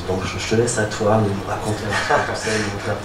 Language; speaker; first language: French; native; French